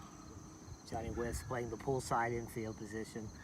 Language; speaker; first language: English; native; English